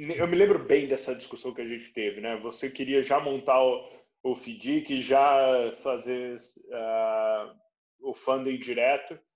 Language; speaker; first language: Portuguese; native; Portuguese